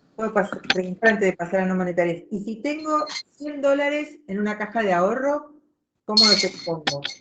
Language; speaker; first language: Spanish; native; Spanish